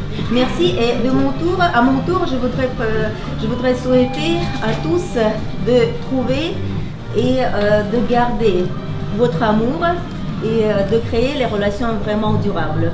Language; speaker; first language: French; non-native, fluent; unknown